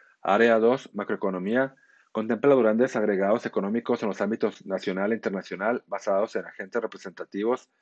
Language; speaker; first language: Spanish; native; Spanish